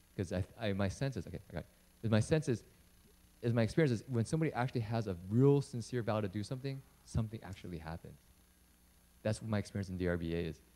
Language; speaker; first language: English; early bilingual, other home language; Chinese